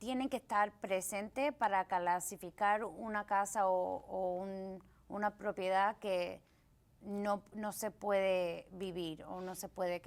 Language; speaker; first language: Spanish; early bilingual, heritage; Spanish